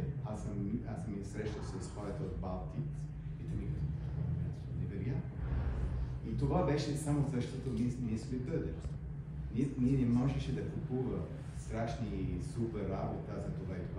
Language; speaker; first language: Bulgarian; early bilingual, heritage; English